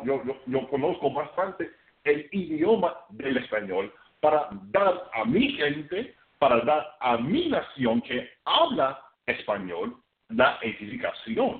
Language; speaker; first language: Spanish; non-native, fluent; English